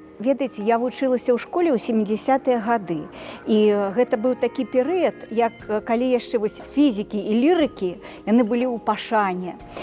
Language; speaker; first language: Belarusian; native; Belarusian